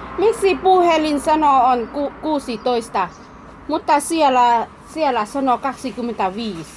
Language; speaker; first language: Finnish; non-native, learner; Thai